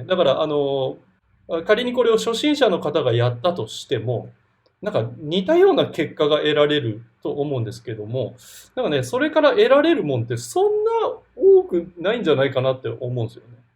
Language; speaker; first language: Japanese; native; Japanese